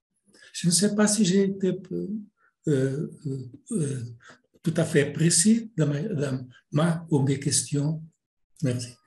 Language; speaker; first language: French; non-native, fluent; Portuguese